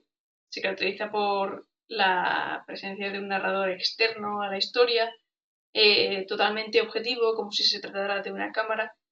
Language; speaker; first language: Spanish; native; Spanish